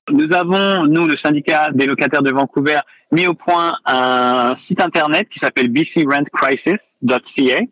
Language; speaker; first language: French; native; French